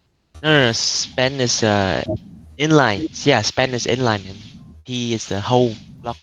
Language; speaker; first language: English; non-native, learner; Vietnamese